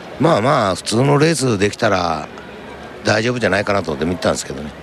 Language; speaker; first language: Japanese; native; Japanese